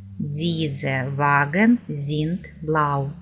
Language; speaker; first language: German; non-native, fluent; Ukrainian